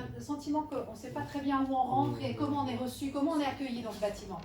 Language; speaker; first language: French; native; French